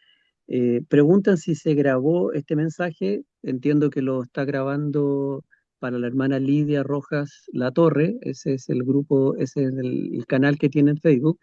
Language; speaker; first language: Spanish; native; Spanish